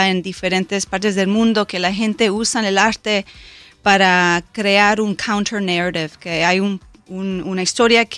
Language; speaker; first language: Spanish; early bilingual, heritage; Spanish